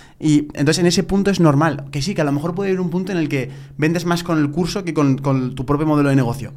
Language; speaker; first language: Spanish; native; Spanish